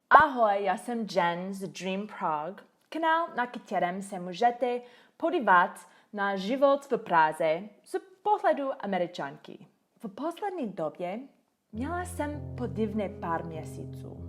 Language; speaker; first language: Czech; non-native, learner; English